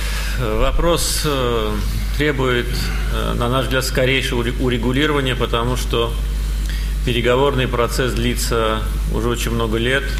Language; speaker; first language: Russian; non-native, fluent; Azerbaijani